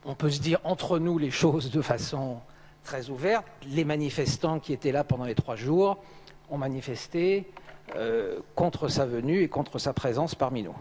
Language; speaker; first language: French; native; French